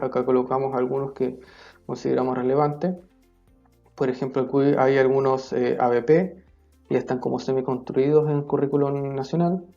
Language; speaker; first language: Spanish; native; Spanish